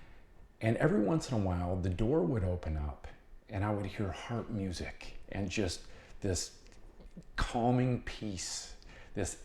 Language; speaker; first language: English; native; English